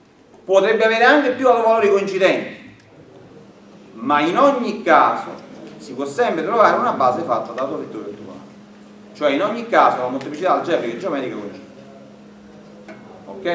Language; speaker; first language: Italian; native; Italian